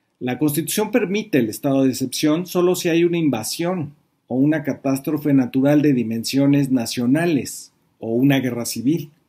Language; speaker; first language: Spanish; native; Spanish